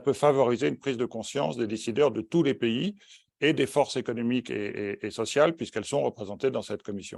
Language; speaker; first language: French; native; French